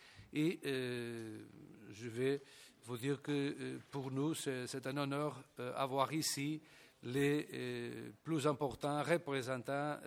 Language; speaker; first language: French; non-native, fluent; Portuguese